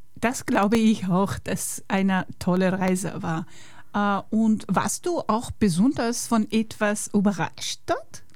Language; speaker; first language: German; non-native, fluent; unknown